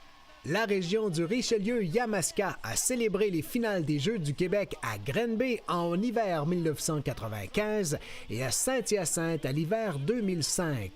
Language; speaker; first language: French; native; French